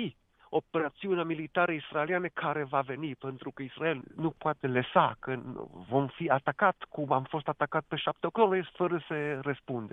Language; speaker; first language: Romanian; non-native, fluent; Hebrew